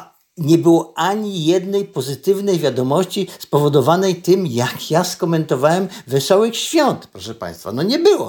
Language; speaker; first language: Polish; native; Polish